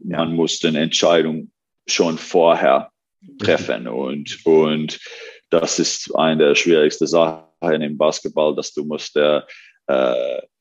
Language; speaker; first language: German; non-native, learner; Finnish